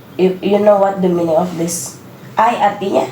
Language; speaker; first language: English; non-native, learner; Indonesian